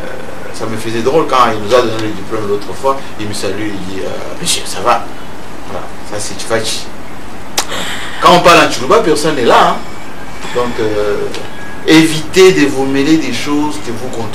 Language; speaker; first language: French; non-native, local second language; Luba-Lulua